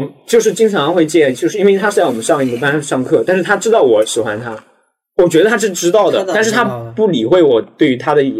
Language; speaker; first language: Chinese; native; Chinese